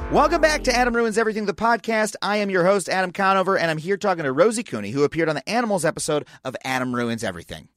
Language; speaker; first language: English; native; English